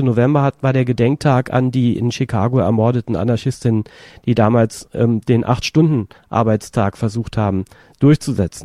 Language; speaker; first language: German; native; German